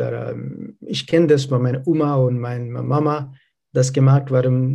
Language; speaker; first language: German; non-native, learner; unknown